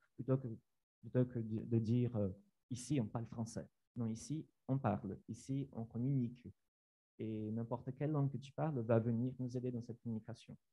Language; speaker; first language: French; non-native, fluent; Portuguese